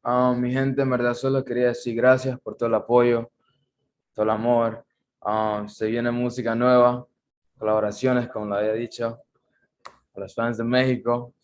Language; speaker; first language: Spanish; native; Spanish